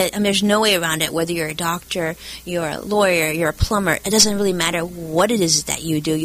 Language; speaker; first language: English; early bilingual, other home language; Chinese